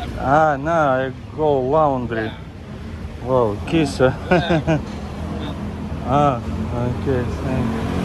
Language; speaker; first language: English; non-native, fluent; Russian